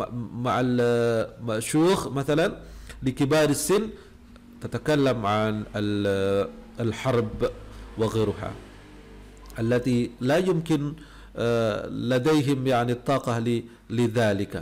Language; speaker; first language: Arabic; non-native, fluent; Indonesian